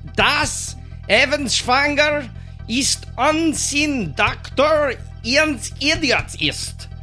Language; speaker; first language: German; non-native, learner; English